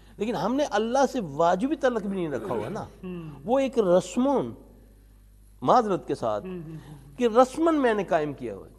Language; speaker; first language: Urdu; non-native, local second language; Punjabi